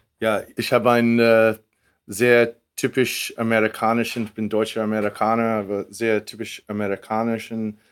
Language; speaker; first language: German; non-native, fluent; English